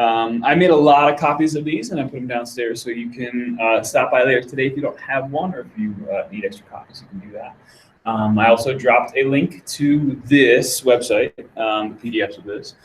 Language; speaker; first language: English; native; English